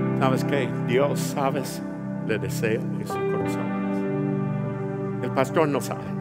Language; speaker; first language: Spanish; early bilingual, heritage; Spanish